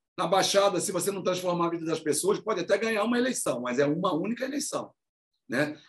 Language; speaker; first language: Portuguese; native; Portuguese